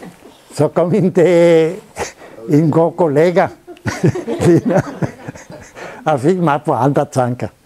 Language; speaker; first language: Danish; non-native, fluent; Spanish